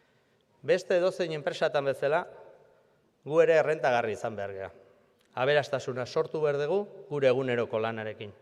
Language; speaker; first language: Basque; native; Basque